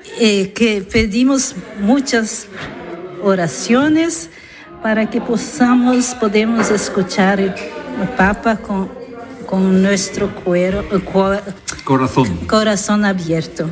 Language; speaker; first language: Spanish; non-native, learner; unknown